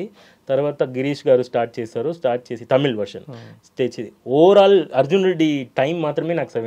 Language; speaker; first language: Telugu; non-native, local second language; Tamil